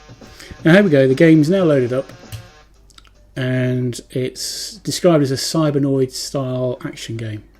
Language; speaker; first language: English; native; English